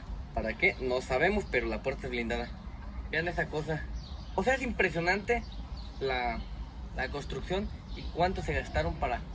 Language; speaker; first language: Spanish; native; Spanish